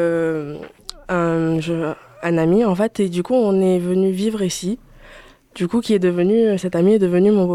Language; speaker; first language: French; early bilingual, other home language; Chinese